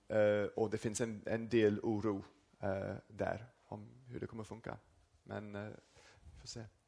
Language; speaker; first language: Swedish; non-native, fluent; English